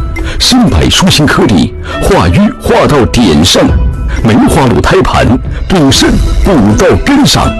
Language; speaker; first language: Chinese; native; Chinese